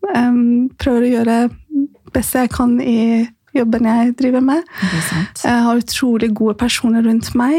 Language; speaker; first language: Norwegian; non-native, fluent; Persian